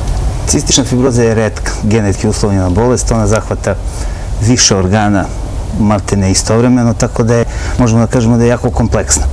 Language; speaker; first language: Serbian; native; Serbian